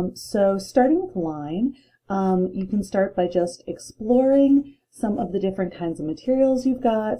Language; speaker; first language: English; native; English